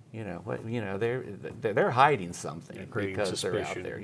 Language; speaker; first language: English; native; English